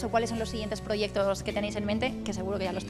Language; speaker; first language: Spanish; native; Spanish